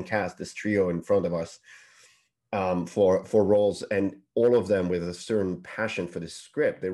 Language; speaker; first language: English; non-native, fluent; French